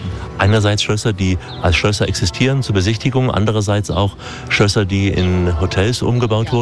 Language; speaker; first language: German; native; German